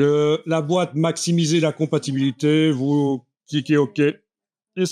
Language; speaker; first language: French; native; French